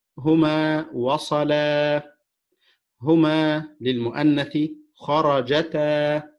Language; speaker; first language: Arabic; non-native, fluent; Indonesian